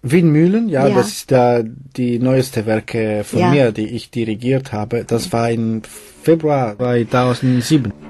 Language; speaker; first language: German; non-native, fluent; Italian